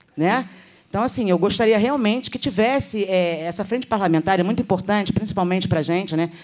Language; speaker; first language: Portuguese; native; Portuguese